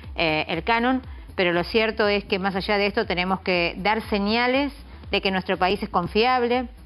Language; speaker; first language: Spanish; native; Spanish